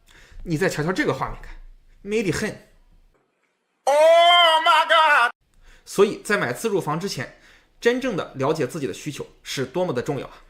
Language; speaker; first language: Chinese; native; Chinese